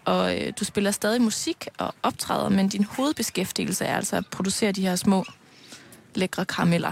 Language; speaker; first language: Danish; native; Danish